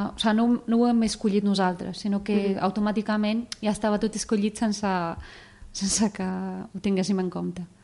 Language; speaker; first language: Catalan; early bilingual, other home language; Arabic